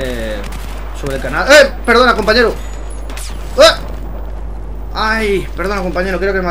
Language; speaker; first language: Spanish; native; Spanish